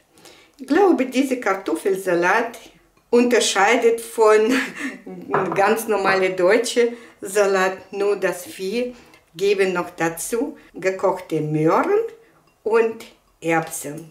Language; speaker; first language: German; non-native, fluent; Russian